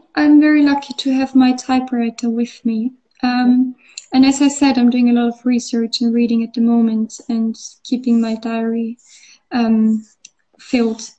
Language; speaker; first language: English; non-native, fluent; German